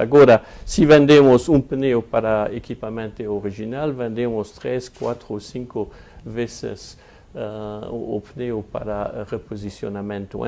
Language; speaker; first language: Portuguese; non-native, fluent; French